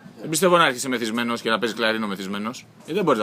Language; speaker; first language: Greek; native; Greek